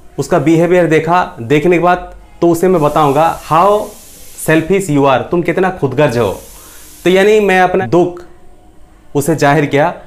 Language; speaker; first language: Hindi; non-native, local second language; Bangla